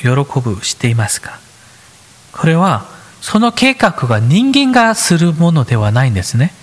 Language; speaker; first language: Japanese; non-native, fluent; Korean